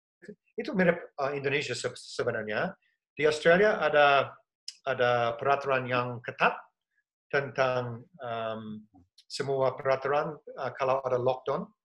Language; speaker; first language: Indonesian; non-native, fluent; English